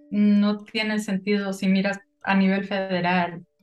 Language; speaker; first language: Spanish; early bilingual, heritage; Spanish